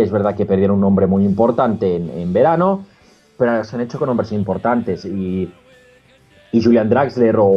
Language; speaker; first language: Spanish; native; Spanish